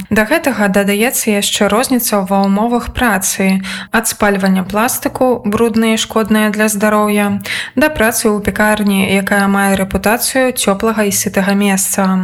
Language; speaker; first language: Belarusian; native; Belarusian